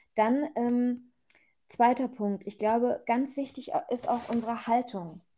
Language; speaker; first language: German; early bilingual, other home language; Persian